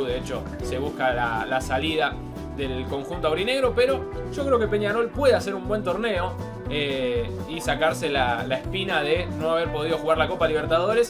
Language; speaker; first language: Spanish; native; Spanish